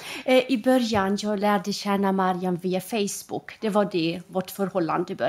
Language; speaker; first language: Swedish; non-native, fluent; Arabic